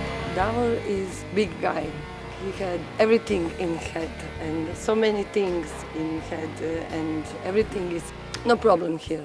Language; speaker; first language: English; non-native, learner; Croatian